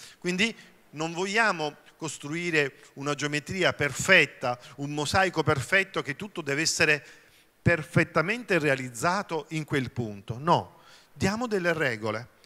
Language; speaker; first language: Italian; native; Italian